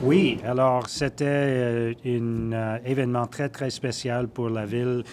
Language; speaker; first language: French; non-native, learner; English